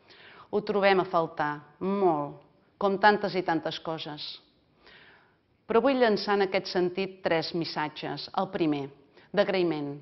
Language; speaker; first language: Catalan; native; Catalan